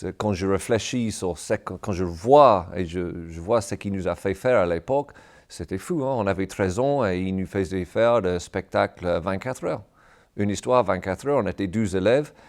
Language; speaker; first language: French; non-native, fluent; English